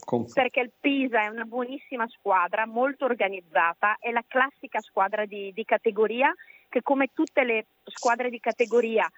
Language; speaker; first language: Italian; native; Italian